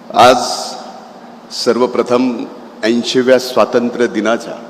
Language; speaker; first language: Marathi; native; Marathi